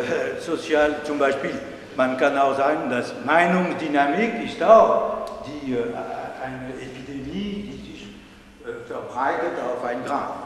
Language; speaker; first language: German; non-native, fluent; French